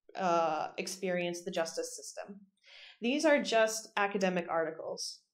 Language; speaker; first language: English; native; English